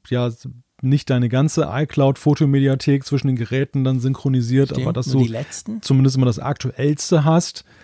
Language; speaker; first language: German; native; German